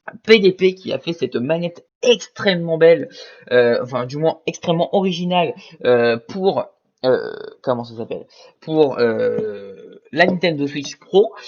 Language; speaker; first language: French; native; French